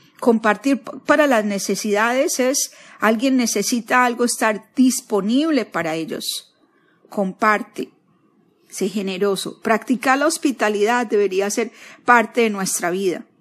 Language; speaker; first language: Spanish; native; Spanish